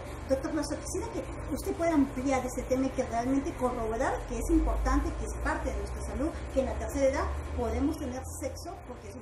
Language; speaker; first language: Spanish; native; Spanish